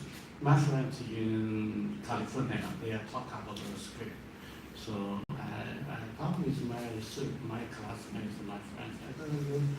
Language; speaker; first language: English; non-native, learner; Chinese